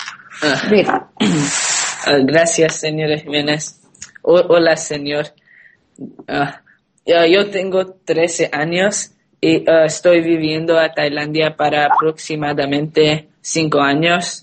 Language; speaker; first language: Spanish; non-native, learner; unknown